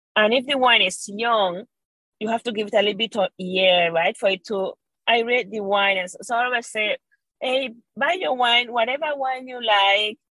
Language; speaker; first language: English; non-native, fluent; Spanish